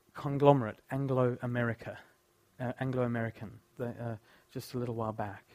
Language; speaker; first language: English; native; English